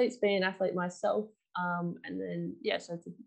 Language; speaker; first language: English; native; English